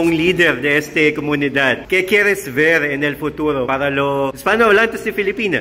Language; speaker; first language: Spanish; non-native, fluent; Filipino